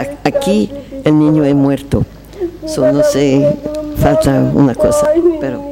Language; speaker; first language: Spanish; non-native, learner; French